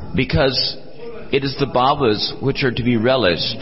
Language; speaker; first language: English; native; English